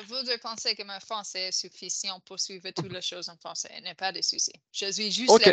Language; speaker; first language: French; non-native, fluent; English